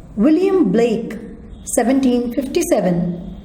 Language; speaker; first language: English; non-native, local second language; Kannada